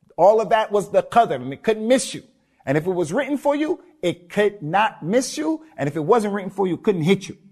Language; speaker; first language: English; native; English